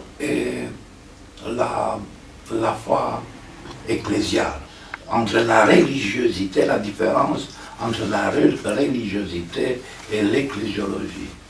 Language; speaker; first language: French; non-native, fluent; Romanian